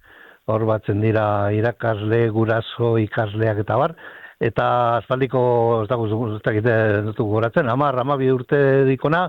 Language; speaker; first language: Basque; native; Basque